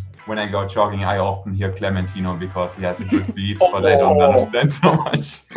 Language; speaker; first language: English; non-native, fluent; German